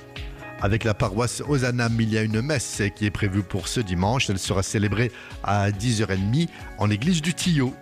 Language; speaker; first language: French; native; French